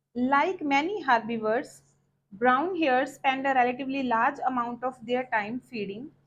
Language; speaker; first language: English; non-native, local second language; Punjabi